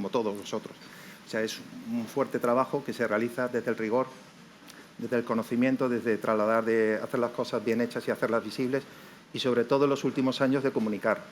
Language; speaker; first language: Spanish; native; Spanish